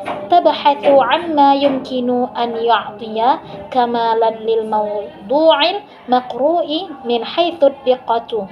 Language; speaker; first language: Arabic; non-native, learner; Indonesian